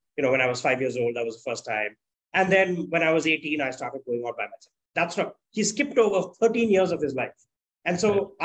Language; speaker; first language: English; non-native, local second language; Tamil